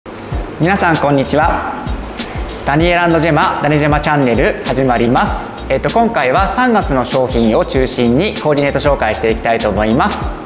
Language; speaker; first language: Japanese; native; Japanese